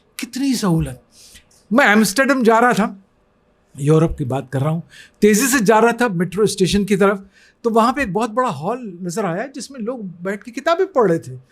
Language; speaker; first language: Urdu; native; Urdu